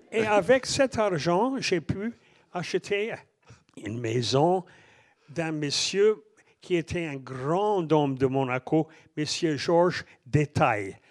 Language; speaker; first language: French; non-native, fluent; English